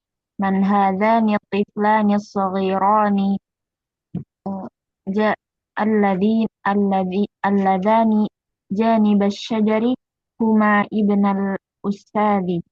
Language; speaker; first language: Arabic; non-native, learner; Indonesian